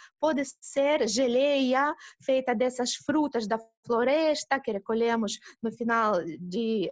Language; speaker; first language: Portuguese; non-native, fluent; Russian